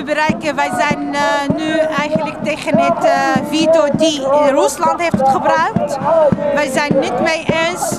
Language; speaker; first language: Dutch; non-native, fluent; Arabic